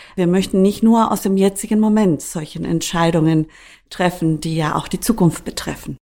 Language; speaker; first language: German; non-native, fluent; Spanish